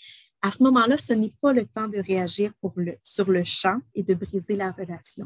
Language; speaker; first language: French; native; French